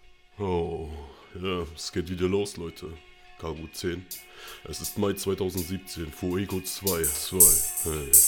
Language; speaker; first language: German; native; German